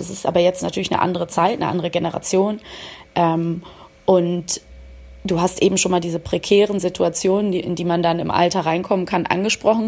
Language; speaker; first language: German; native; German